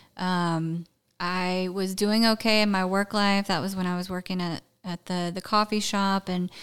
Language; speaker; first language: English; native; English